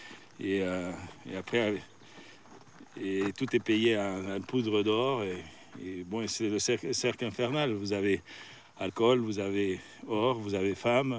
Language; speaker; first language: French; non-native, fluent; Portuguese